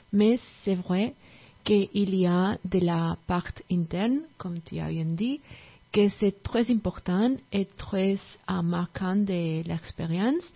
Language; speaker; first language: French; non-native, learner; Spanish